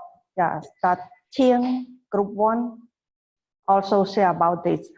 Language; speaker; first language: English; non-native, fluent; Khmer